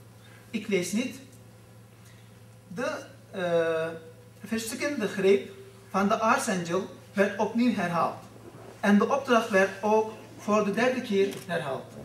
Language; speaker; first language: Dutch; non-native, fluent; Turkish